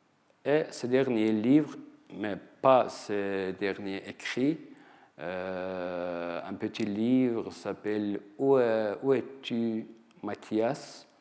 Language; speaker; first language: French; non-native, fluent; Persian